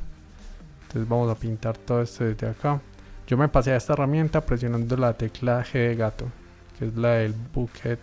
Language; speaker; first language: Spanish; native; Spanish